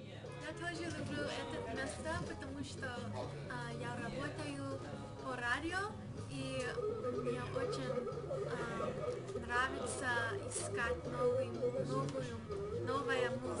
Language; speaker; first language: Russian; non-native, learner; English